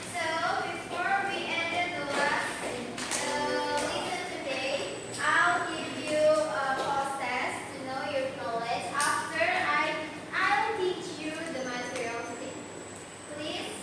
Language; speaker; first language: English; non-native, learner; Indonesian